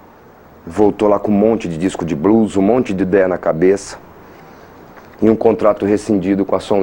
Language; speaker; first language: Portuguese; native; Portuguese